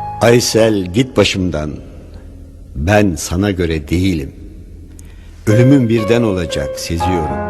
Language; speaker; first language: Turkish; native; Turkish